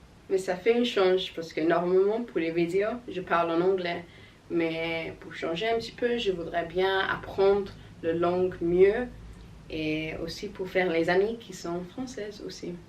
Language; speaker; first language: French; non-native, learner; English